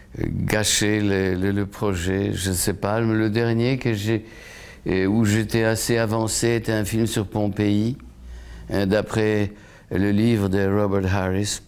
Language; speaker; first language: French; non-native, fluent; Polish